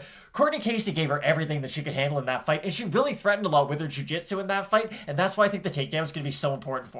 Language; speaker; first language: English; native; English